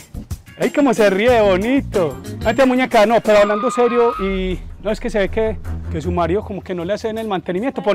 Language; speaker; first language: Spanish; native; Spanish